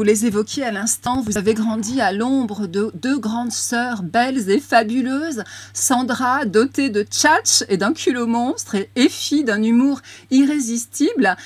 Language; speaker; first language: French; native; French